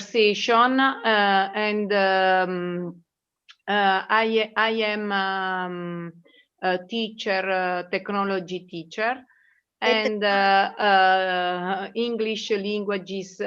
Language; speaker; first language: English; non-native, learner; Italian